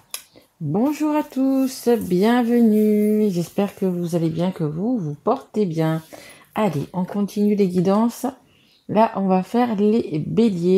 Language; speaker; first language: French; native; French